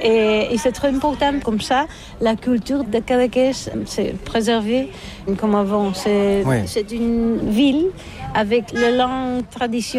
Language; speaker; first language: French; non-native, learner; Catalan